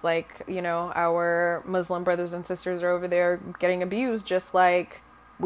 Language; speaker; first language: English; non-native, local second language; Bemba